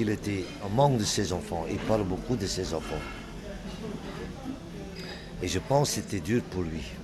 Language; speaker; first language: French; non-native, local second language; Dutch